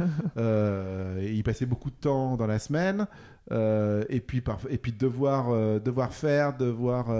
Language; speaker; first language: French; native; French